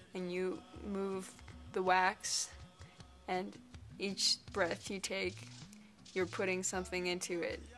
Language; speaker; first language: English; native; English